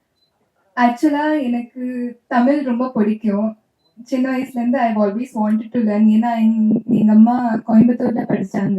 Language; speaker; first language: Tamil; non-native, local second language; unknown